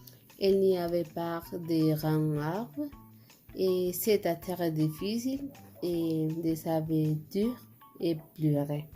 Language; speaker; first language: French; non-native, learner; Spanish